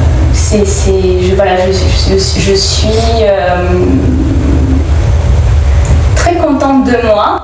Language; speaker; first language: French; non-native, learner; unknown